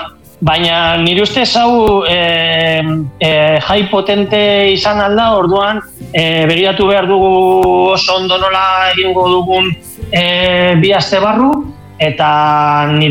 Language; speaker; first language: Basque; non-native, local second language; Spanish